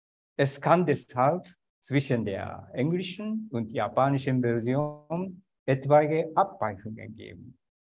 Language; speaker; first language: German; non-native, fluent; Japanese